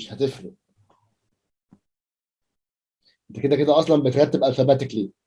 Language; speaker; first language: Arabic; native; Arabic